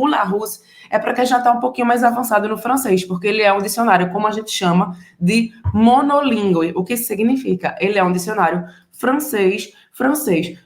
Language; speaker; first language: Portuguese; native; Portuguese